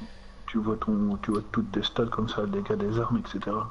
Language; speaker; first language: French; native; French